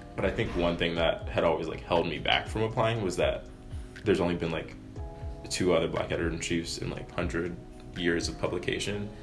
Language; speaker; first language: English; native; English